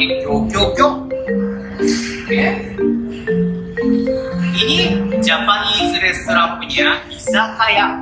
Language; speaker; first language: Indonesian; non-native, learner; Japanese